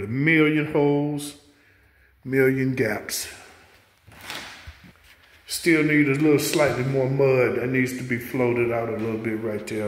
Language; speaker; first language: English; native; English